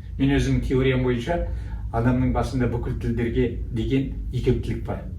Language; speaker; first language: Kazakh; native; Kazakh